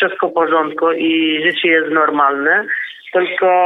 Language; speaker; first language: Polish; non-native, learner; Kurdish